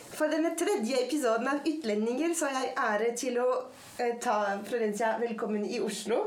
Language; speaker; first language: Norwegian; non-native, fluent; French